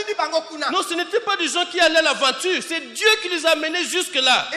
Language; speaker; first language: French; non-native, local second language; Lingala